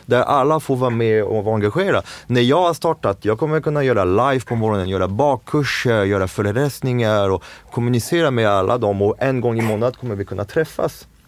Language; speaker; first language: Swedish; non-native, fluent; French